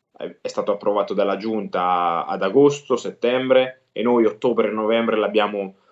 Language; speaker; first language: Italian; native; Italian